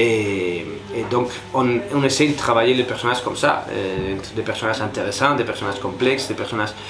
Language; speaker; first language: French; non-native, fluent; Spanish